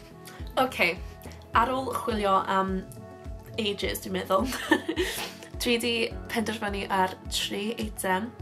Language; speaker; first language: Welsh; non-native, local second language; English